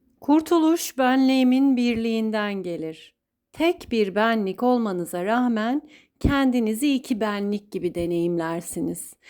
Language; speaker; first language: Turkish; native; Turkish